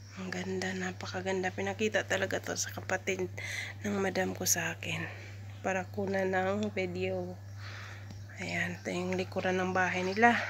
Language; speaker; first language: Filipino; non-native, local second language; Cebuano